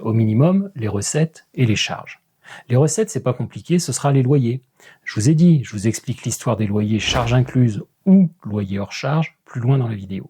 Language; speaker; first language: French; native; French